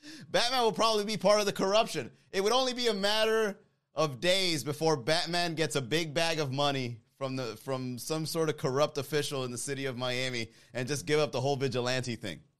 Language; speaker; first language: English; native; English